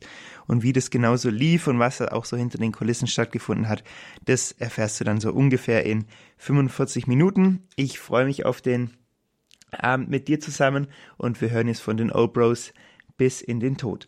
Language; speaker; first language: German; native; German